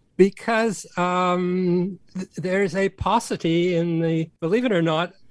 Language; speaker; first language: English; native; English